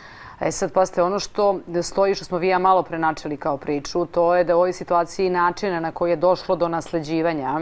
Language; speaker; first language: Croatian; native; Croatian